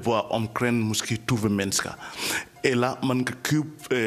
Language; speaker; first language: Danish; non-native, fluent; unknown